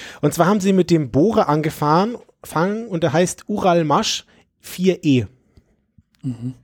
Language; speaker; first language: German; native; German